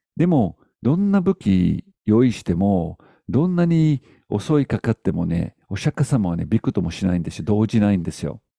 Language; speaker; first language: Japanese; native; Japanese